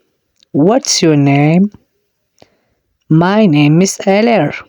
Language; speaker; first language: English; non-native, learner; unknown